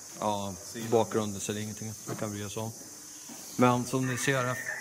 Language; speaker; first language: Swedish; native; Swedish